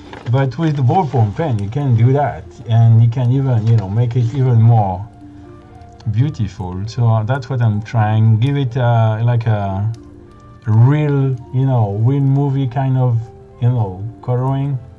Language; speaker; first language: English; non-native, fluent; French